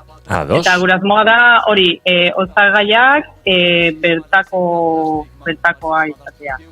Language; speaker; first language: Basque; non-native, local second language; Spanish